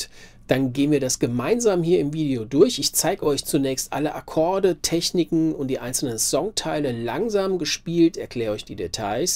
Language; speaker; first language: German; native; German